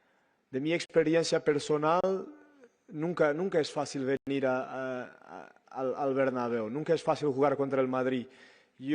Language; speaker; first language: Spanish; non-native, fluent; Portuguese